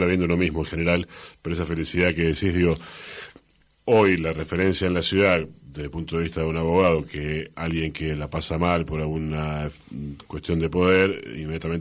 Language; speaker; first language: Spanish; native; Spanish